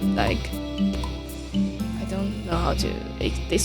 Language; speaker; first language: English; non-native, learner; Chinese